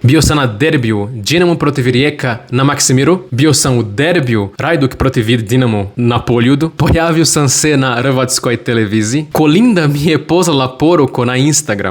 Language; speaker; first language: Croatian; non-native, learner; Portuguese